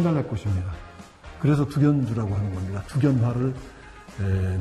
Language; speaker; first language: Korean; native; Korean